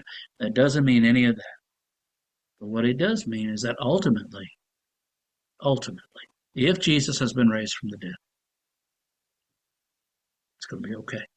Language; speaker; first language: English; native; English